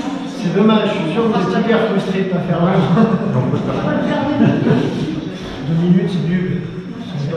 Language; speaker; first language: French; native; French